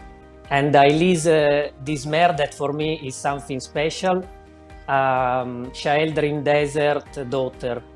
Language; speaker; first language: English; non-native, learner; Italian